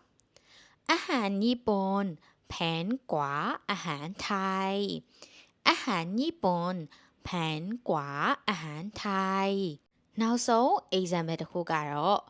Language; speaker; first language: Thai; non-native, fluent; Burmese